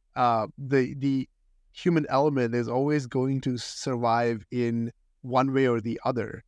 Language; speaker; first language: English; non-native, local second language; Hindi